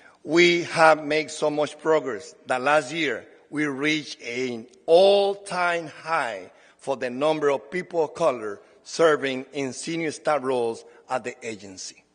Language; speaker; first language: English; non-native, fluent; Spanish